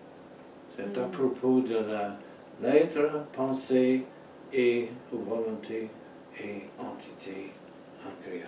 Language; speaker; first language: French; non-native, fluent; English